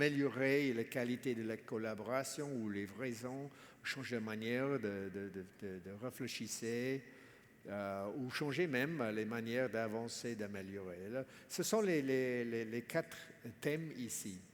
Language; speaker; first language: French; non-native, fluent; English